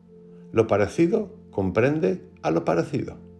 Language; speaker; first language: Spanish; native; Spanish